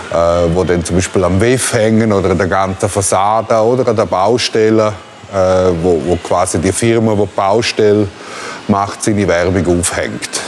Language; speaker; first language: German; native; German